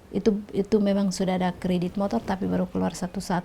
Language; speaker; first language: Indonesian; non-native, local second language; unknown